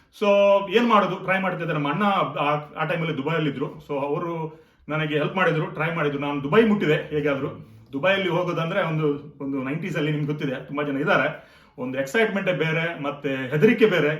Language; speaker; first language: Kannada; non-native, local second language; Konkani